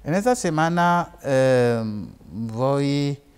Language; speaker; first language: Spanish; non-native, fluent; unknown